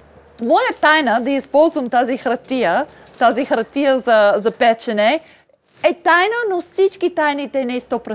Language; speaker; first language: Bulgarian; non-native, learner; English